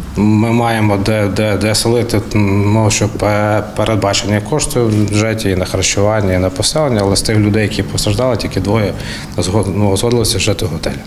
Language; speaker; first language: Ukrainian; native; Ukrainian